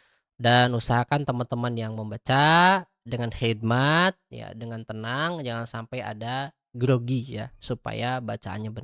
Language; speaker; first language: Indonesian; native; Indonesian